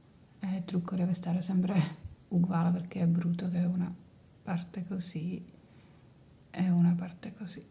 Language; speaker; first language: Italian; non-native, learner; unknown